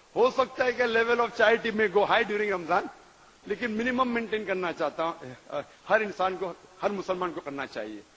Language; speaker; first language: Urdu; non-native, local second language; Konkani